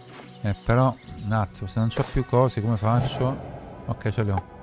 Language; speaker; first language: Italian; native; Italian